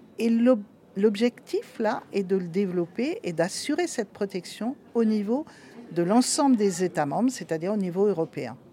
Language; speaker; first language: French; native; French